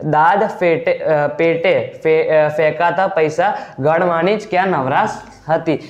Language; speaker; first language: Hindi; non-native, local second language; Gujarati